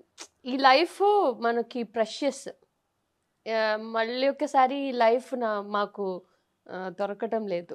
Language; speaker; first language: Telugu; non-native, fluent; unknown